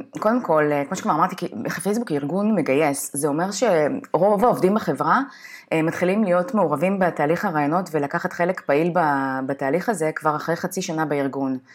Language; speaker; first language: Hebrew; native; Hebrew